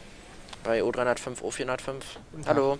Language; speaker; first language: German; native; German